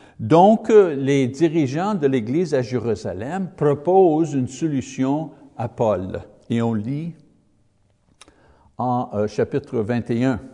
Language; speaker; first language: French; native; French